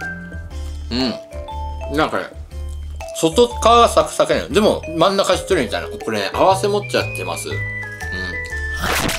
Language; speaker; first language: Japanese; native; Japanese